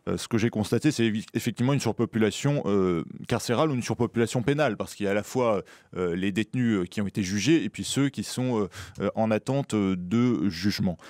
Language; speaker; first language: French; native; French